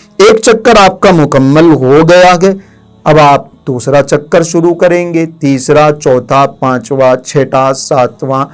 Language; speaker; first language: Urdu; native; Urdu